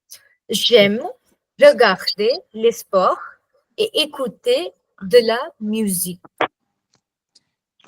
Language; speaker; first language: French; non-native, fluent; English